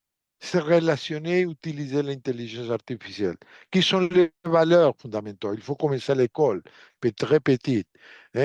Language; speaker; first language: French; non-native, fluent; Portuguese